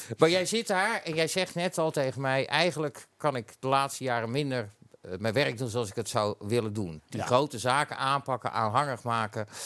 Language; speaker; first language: Dutch; native; Dutch